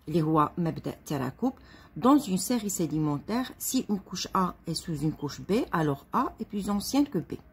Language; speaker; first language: French; non-native, local second language; Arabic